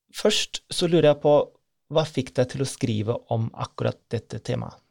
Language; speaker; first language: Norwegian; non-native, fluent; German